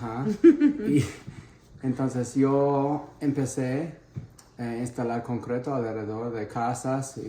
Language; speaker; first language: Spanish; non-native, fluent; English